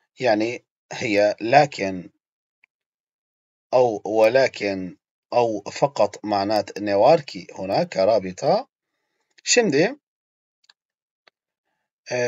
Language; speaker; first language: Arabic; non-native, fluent; Turkish